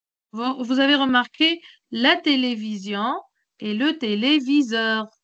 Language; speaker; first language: French; non-native, local second language; Arabic